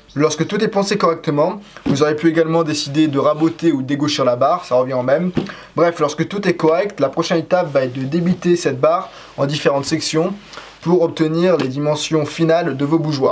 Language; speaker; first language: French; native; French